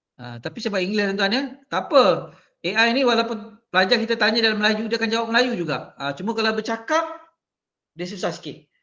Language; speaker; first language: Malay; native; Malay